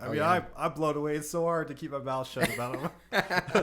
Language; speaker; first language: English; native; English